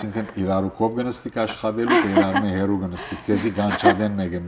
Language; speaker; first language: Armenian; native; Armenian